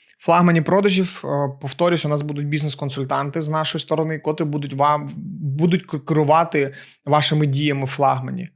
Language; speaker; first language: Ukrainian; non-native, local second language; Russian